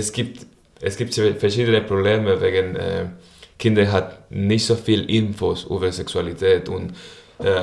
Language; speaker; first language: German; non-native, learner; Spanish